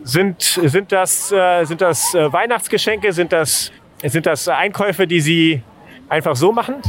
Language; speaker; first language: German; native; German